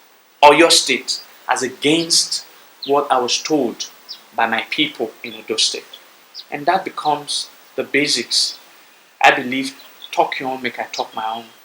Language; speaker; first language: English; non-native, local second language; Bini